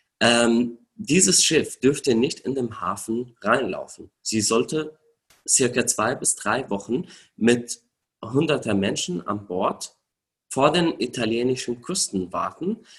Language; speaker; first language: German; non-native, fluent; Arabic